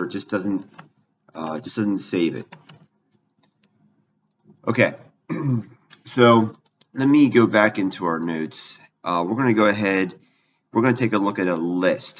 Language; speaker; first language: English; native; English